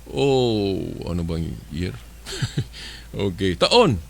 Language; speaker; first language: Filipino; non-native, fluent; Cebuano